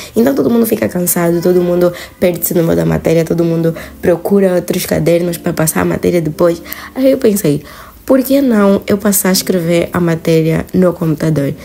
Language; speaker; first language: Portuguese; native; Portuguese